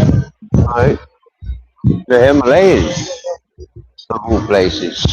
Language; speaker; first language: English; native; English